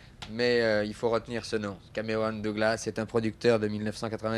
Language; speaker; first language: French; native; French